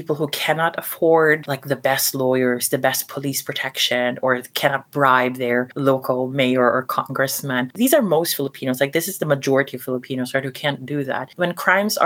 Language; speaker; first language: English; non-native, local second language; Cebuano